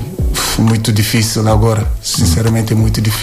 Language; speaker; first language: Portuguese; non-native, learner; Yoruba